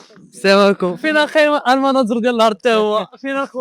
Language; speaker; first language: Arabic; native; Arabic